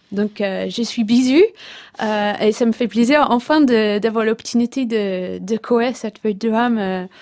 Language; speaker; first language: French; non-native, fluent; English